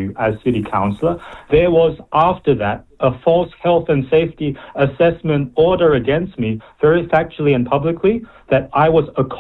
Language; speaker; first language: English; native; English